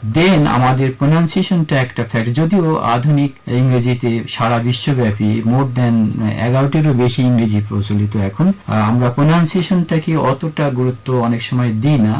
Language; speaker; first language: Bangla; native; Bangla